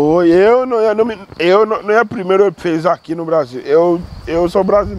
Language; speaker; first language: Portuguese; non-native, learner; Yoruba